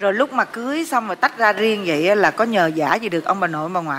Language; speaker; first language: Vietnamese; native; Vietnamese